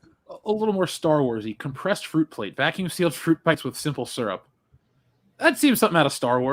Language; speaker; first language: English; native; English